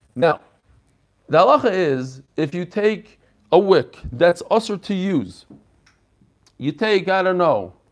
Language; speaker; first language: English; native; English